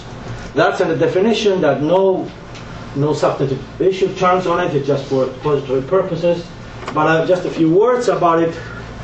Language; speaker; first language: English; non-native, fluent; Spanish